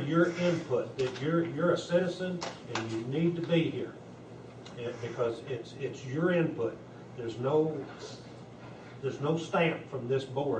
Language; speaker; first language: English; native; English